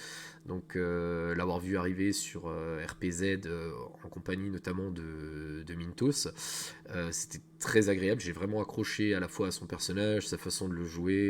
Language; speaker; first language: French; native; French